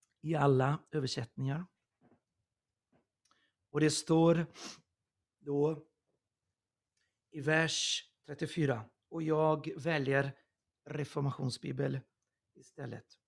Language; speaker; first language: Swedish; non-native, fluent; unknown